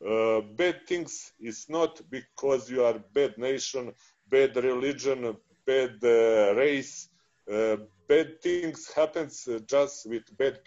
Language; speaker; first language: English; non-native, fluent; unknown